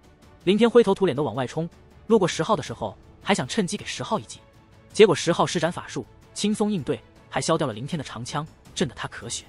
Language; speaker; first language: Chinese; native; Chinese